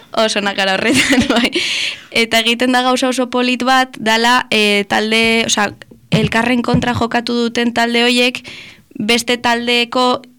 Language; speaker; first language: Basque; non-native, local second language; Spanish